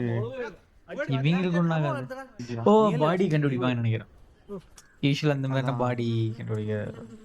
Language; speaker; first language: Tamil; native; Tamil